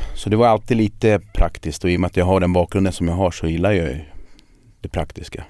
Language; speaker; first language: Swedish; early bilingual, other home language; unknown